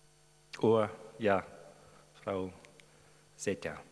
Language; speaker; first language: German; non-native, fluent; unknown